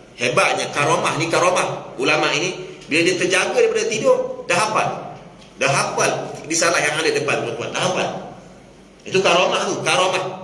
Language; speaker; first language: Malay; native; Malay